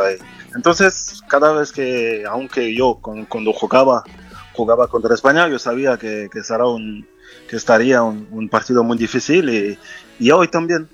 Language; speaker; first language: Spanish; non-native, fluent; French